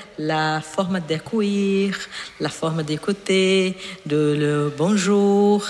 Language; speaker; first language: French; non-native, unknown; Portuguese